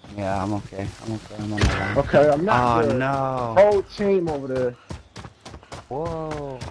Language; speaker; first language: English; native; English